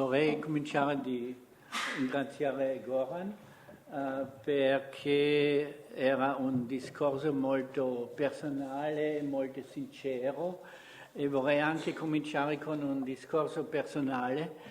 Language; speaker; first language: Italian; non-native, fluent; German